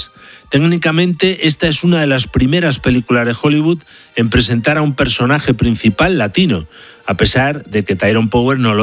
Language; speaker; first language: Spanish; native; Spanish